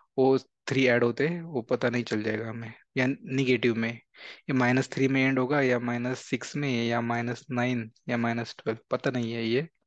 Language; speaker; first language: Hindi; non-native, local second language; Marathi